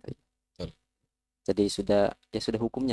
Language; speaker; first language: Indonesian; native; Indonesian